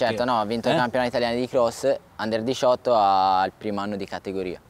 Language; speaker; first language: Italian; native; Italian